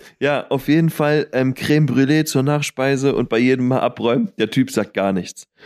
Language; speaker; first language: German; native; German